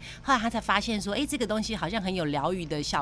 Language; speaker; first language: Chinese; native; Chinese